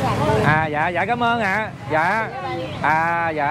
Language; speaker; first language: Vietnamese; native; Vietnamese